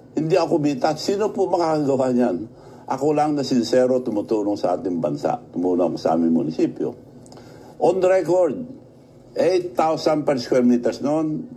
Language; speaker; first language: Filipino; non-native, local second language; Iloko